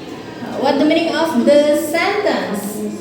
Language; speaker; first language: English; non-native, learner; Indonesian